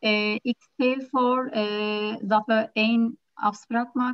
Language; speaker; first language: Dutch; non-native, learner; Turkish